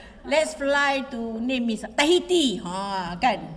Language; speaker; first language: English; non-native, local second language; Malay